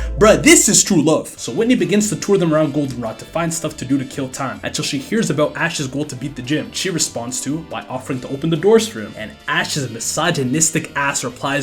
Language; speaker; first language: English; native; English